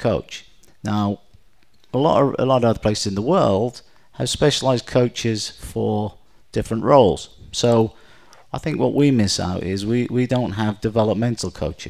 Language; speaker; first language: English; native; English